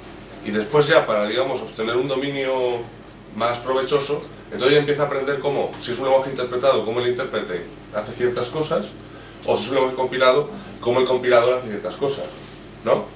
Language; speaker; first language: Spanish; native; Spanish